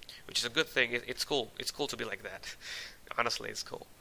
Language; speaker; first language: English; non-native, fluent; Indonesian